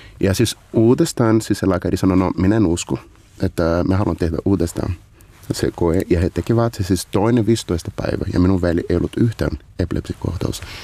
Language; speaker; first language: Finnish; non-native, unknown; Portuguese